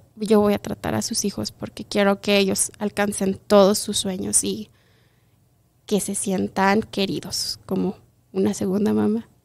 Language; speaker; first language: Spanish; native; Spanish